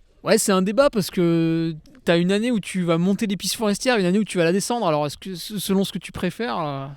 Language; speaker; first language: French; native; French